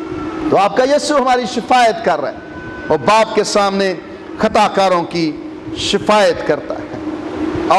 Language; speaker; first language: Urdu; non-native, local second language; Punjabi